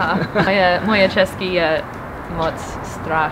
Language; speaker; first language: Czech; non-native, learner; English